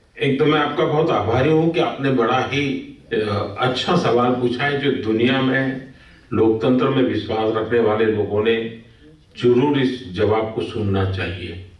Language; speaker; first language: Hindi; non-native, local second language; Gujarati